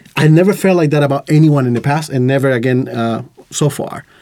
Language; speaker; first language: English; non-native, fluent; Spanish